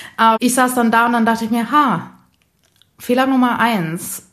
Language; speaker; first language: German; early bilingual, other home language; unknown